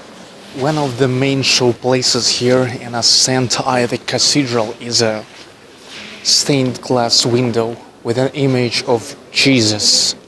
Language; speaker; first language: English; non-native, fluent; Russian